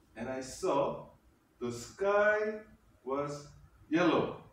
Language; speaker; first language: English; non-native, fluent; Korean